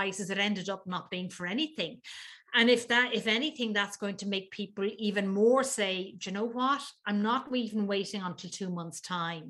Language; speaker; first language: English; native; English